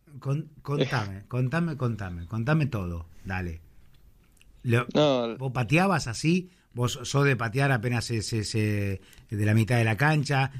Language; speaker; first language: Spanish; native; Spanish